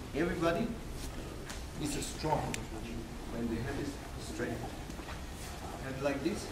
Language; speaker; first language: English; non-native, learner; German